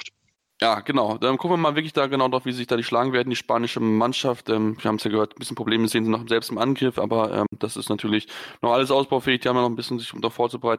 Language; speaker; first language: German; native; German